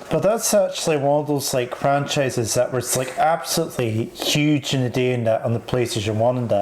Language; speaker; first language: English; native; English